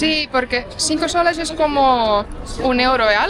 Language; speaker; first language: Spanish; non-native, fluent; Estonian